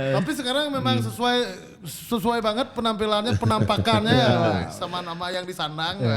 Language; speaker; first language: Indonesian; native; Indonesian